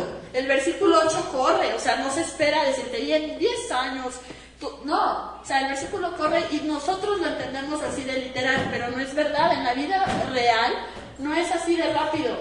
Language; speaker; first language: Spanish; native; Spanish